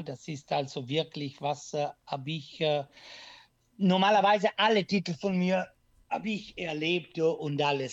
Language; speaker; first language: German; non-native, learner; Italian